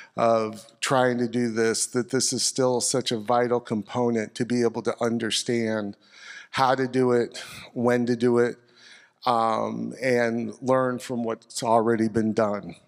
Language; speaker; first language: English; native; English